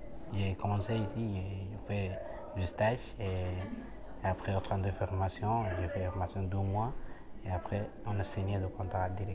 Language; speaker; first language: French; non-native, learner; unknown